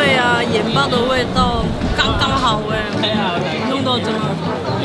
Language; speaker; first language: Chinese; non-native, fluent; Korean